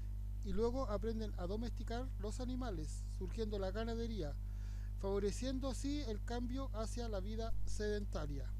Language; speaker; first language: Spanish; native; Spanish